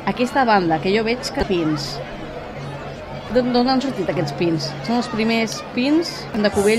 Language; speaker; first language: Catalan; native; Catalan